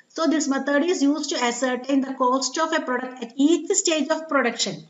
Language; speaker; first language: English; non-native, local second language; Malayalam